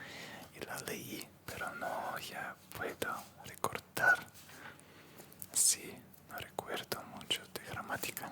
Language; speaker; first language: Spanish; non-native, learner; Russian